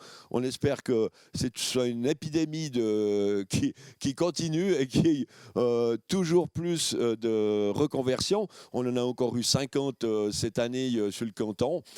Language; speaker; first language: French; native; French